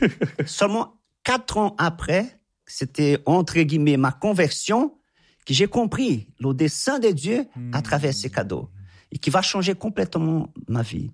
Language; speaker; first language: French; non-native, fluent; Portuguese